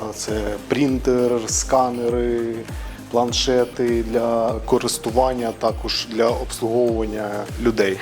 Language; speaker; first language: Ukrainian; native; Ukrainian